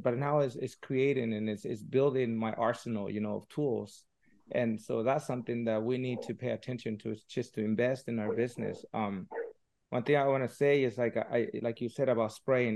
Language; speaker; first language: English; early bilingual, other home language; Spanish